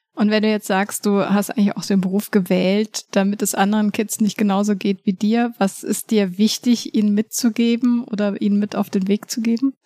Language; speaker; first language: German; native; German